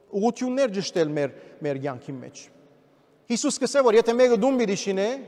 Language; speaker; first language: Armenian; early bilingual, heritage; Armenian